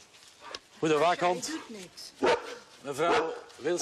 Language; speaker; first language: Dutch; native; Dutch